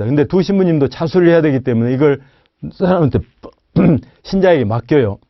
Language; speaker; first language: Korean; native; Korean